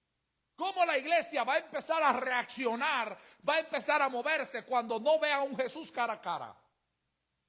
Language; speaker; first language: Spanish; native; Spanish